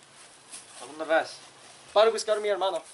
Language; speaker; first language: Spanish; non-native, learner; English